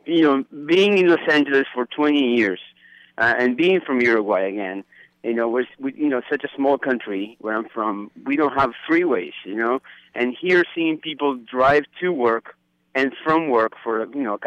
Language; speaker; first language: English; non-native, fluent; Spanish